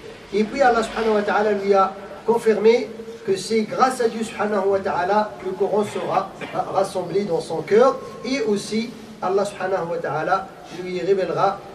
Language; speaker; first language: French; non-native, fluent; Arabic